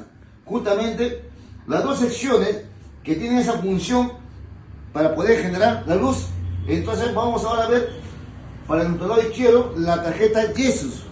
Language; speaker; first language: Spanish; native; Spanish